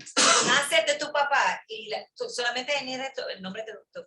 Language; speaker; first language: Spanish; early bilingual, heritage; English